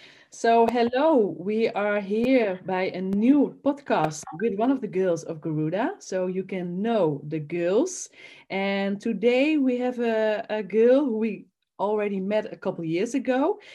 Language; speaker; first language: English; non-native, fluent; Dutch